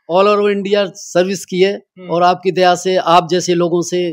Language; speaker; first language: Hindi; native; Hindi